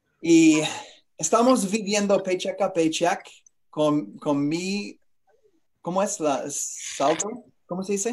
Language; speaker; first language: Spanish; non-native, learner; English